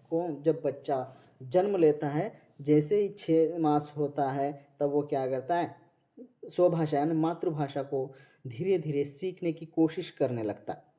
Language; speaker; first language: Hindi; non-native, local second language; Marathi